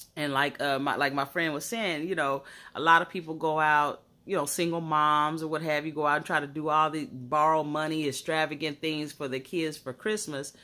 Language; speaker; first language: English; native; English